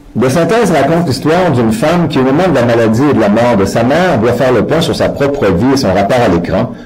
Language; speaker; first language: French; native; French